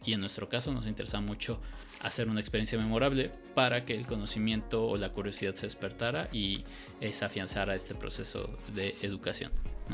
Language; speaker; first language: Spanish; native; Spanish